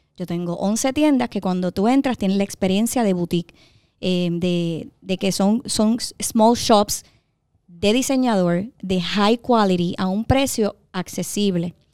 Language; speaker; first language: Spanish; native; Spanish